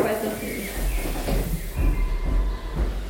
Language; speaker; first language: German; non-native, learner; Ukrainian